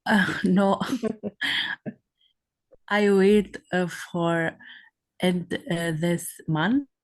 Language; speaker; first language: English; non-native, learner; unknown